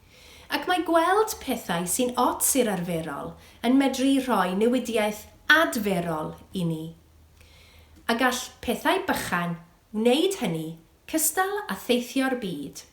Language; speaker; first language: Welsh; native; Welsh